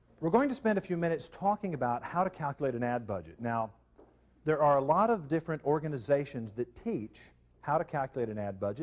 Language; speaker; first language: English; native; English